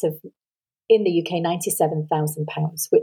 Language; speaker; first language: English; native; English